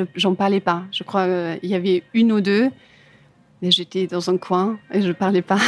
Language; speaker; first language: French; non-native, fluent; German